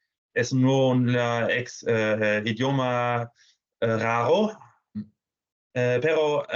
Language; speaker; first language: Spanish; non-native, fluent; German